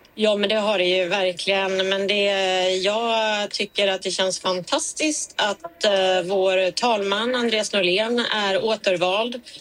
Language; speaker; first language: Swedish; native; Swedish